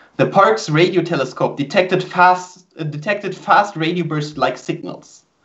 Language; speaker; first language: English; non-native, fluent; German